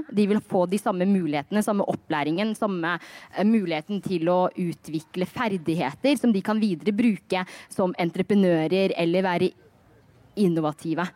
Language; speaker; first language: Norwegian; early bilingual, other home language; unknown